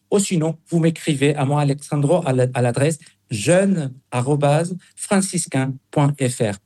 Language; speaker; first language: French; non-native, fluent; Spanish